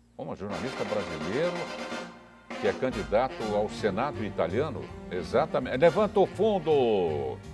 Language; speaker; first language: Portuguese; native; Portuguese